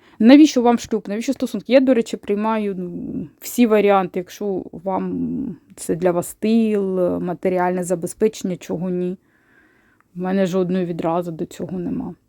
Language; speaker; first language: Ukrainian; native; Ukrainian